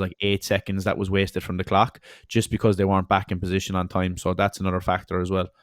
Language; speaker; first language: English; native; English